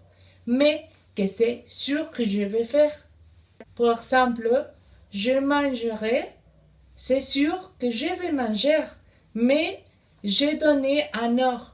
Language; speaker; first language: French; non-native, learner; Spanish